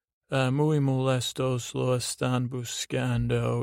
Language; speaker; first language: Spanish; non-native, learner; English